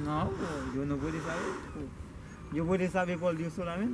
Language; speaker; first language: Spanish; non-native, learner; Haitian Creole